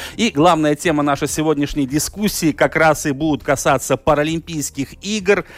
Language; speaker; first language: Russian; native; Russian